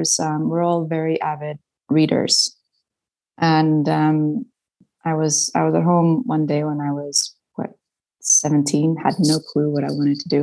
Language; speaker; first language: English; non-native, fluent; Spanish